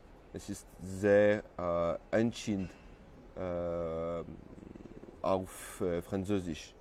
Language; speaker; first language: German; non-native, learner; French